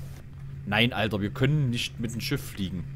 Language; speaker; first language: German; native; German